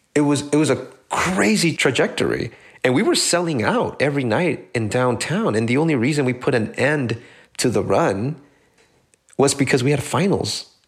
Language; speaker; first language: English; early bilingual, other home language; Spanish